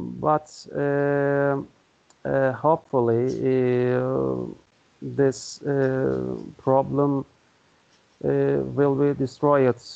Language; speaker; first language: English; non-native, learner; Turkish